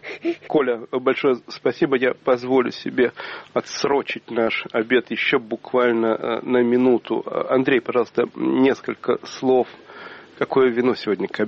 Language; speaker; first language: Russian; native; Russian